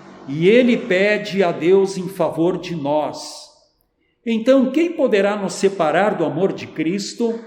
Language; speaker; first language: Portuguese; native; Portuguese